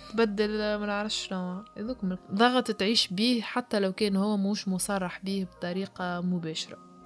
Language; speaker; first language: Arabic; native; Arabic